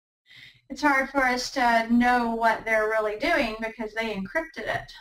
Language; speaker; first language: English; native; English